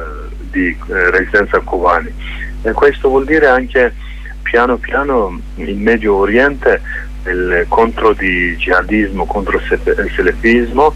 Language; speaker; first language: Italian; non-native, learner; Kurdish